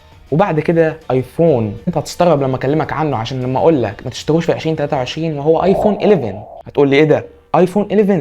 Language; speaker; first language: Arabic; native; Arabic